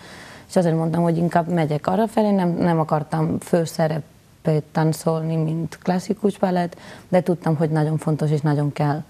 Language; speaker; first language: Hungarian; non-native, learner; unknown